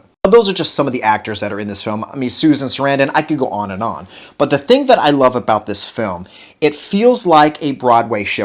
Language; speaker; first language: English; native; English